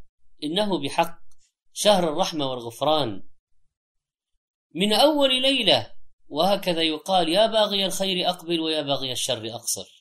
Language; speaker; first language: Arabic; native; Arabic